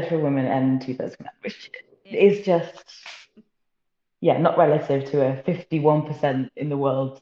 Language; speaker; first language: English; native; English